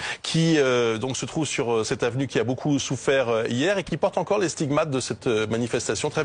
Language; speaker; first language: French; native; French